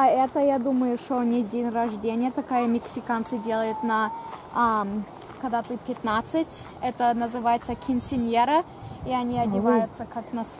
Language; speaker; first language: Russian; early bilingual, other home language; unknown